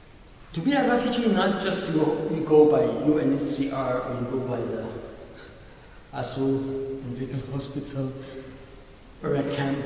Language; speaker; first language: English; non-native, learner; Arabic